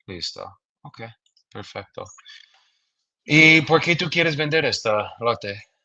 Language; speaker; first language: Spanish; non-native, learner; English